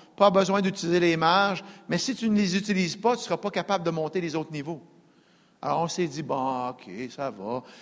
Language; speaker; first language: French; native; French